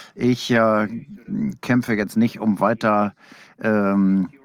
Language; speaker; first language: German; non-native, fluent; English